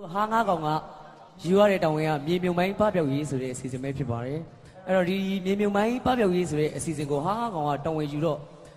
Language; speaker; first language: Burmese; native; Burmese